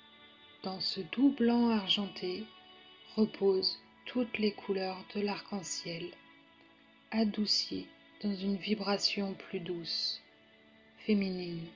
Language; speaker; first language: French; native; French